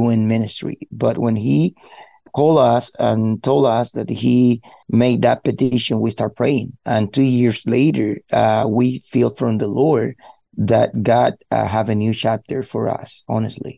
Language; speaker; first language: English; non-native, fluent; Spanish